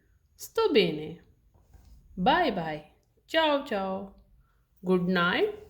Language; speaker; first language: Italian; non-native, learner; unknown